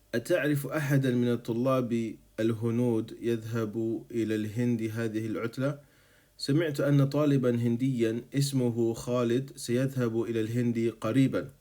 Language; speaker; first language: Arabic; non-native, fluent; English